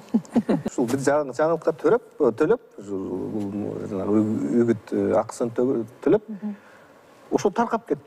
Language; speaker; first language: Kyrgyz; native; Kyrgyz